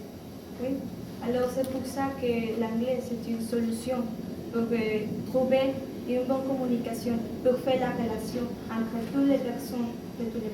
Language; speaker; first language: French; non-native, learner; Spanish